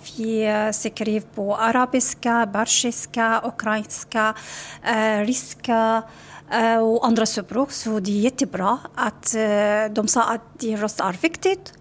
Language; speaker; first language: Swedish; non-native, learner; Arabic